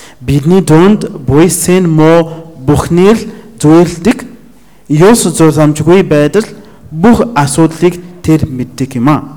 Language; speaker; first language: Mongolian; non-native, fluent; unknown